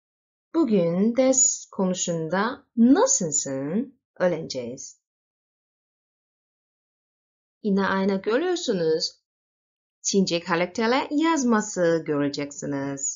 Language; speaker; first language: Turkish; non-native, learner; Chinese